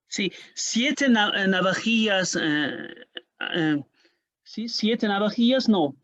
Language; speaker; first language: Spanish; non-native, fluent; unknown